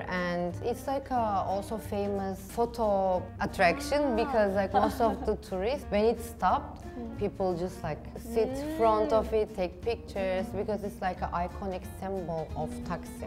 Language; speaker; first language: English; non-native, fluent; Turkish